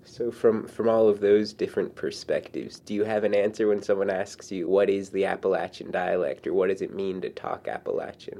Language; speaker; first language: English; native; English